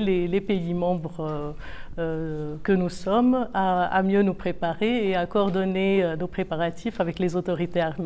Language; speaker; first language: French; non-native, local second language; Arabic